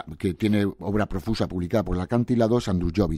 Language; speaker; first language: Spanish; native; Spanish